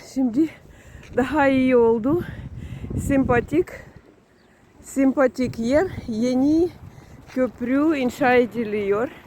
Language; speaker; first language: Turkish; non-native, learner; Russian